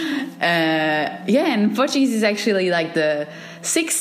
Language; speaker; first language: English; non-native, fluent; Portuguese